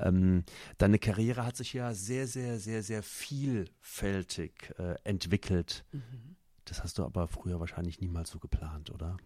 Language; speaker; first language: German; native; German